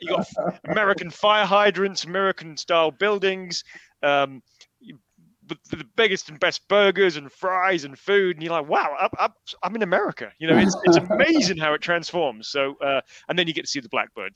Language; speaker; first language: English; native; English